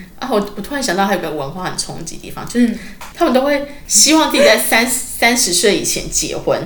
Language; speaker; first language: Chinese; native; Chinese